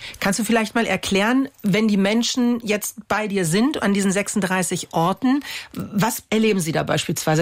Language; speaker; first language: German; native; German